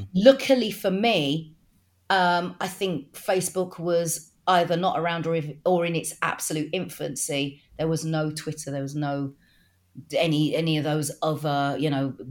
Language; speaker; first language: English; native; English